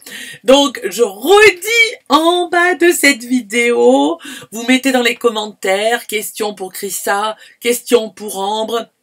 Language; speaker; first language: French; native; French